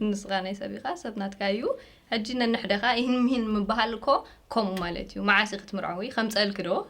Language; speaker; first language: Tigrinya; early bilingual, heritage; Tigrinya